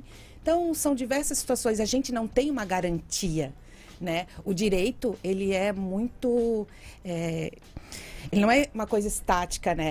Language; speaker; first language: Portuguese; native; Portuguese